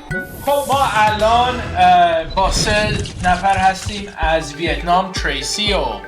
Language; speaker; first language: Persian; early bilingual, heritage; English